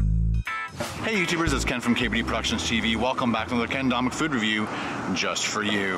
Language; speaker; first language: English; native; English